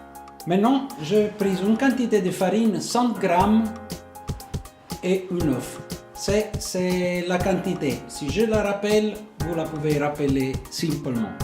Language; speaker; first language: French; non-native, fluent; Italian